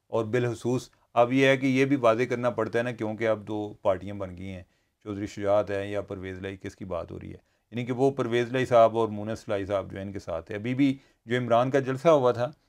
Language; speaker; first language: Urdu; non-native, local second language; Punjabi